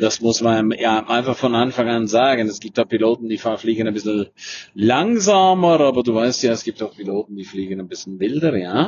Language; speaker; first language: German; native; German